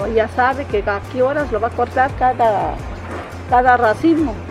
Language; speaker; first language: Spanish; native; Spanish